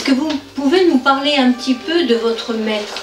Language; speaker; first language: French; native; French